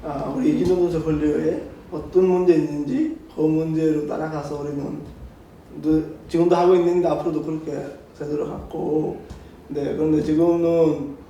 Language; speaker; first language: Korean; non-native, learner; Bangla